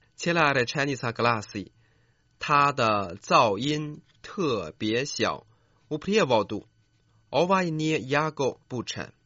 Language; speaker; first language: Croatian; non-native, fluent; Chinese